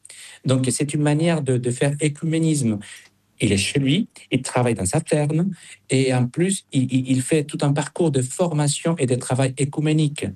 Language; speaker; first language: French; non-native, fluent; Spanish